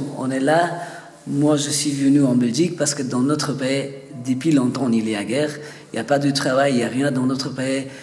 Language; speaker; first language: French; non-native, learner; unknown